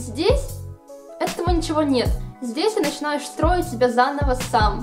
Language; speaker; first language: Russian; native; Russian